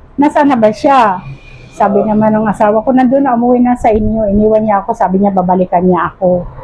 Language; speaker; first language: Filipino; non-native, local second language; Waray